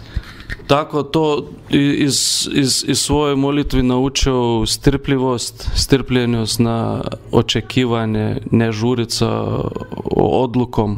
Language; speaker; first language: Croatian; non-native, learner; Lithuanian